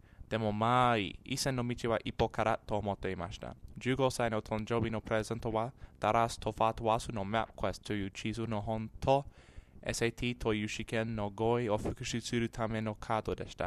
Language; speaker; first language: Japanese; non-native, learner; English